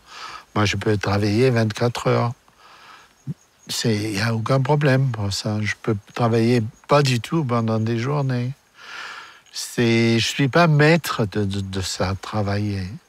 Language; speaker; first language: French; non-native, fluent; German